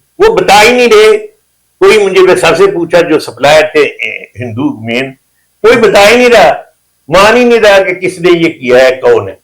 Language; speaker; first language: Urdu; native; Urdu